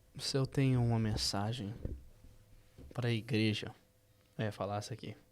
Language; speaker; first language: Portuguese; early bilingual, heritage; Portuguese